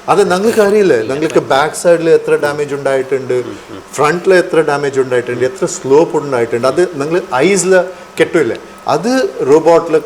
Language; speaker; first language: Malayalam; non-native, local second language; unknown